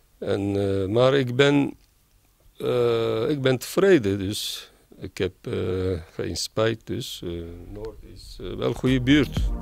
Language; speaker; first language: Dutch; non-native, learner; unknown